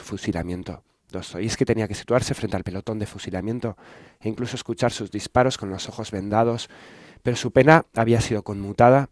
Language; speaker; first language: Spanish; native; Spanish